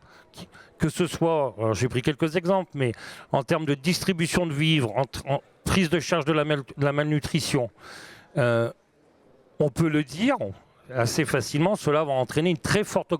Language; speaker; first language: French; native; French